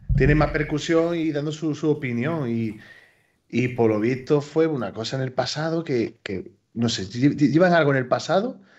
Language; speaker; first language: Spanish; native; Spanish